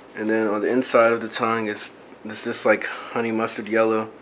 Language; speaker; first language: English; native; English